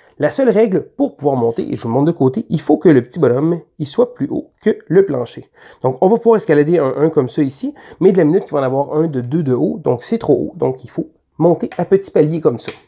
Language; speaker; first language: French; native; French